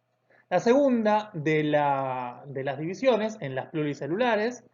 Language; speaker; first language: Spanish; native; Spanish